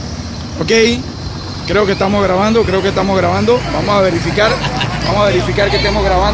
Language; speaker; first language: Spanish; native; Spanish